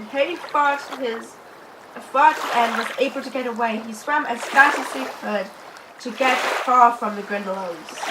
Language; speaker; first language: English; native; English